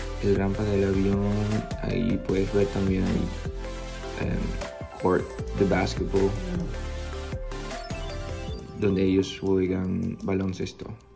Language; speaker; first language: Spanish; non-native, fluent; Filipino